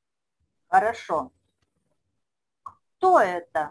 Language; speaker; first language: Russian; non-native, fluent; Spanish